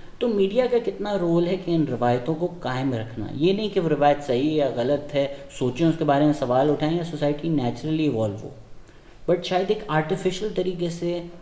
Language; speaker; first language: Urdu; native; Urdu